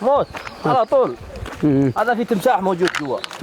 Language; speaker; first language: Arabic; non-native, learner; Bangla